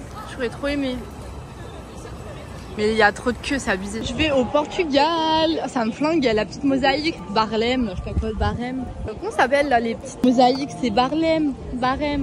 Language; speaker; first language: French; native; French